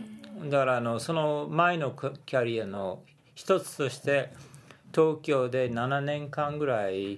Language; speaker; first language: Japanese; non-native, fluent; English